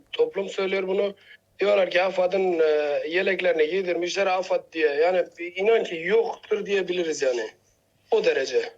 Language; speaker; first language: Turkish; native; Turkish